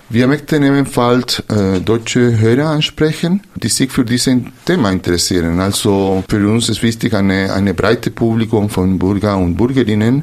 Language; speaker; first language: German; non-native, fluent; Spanish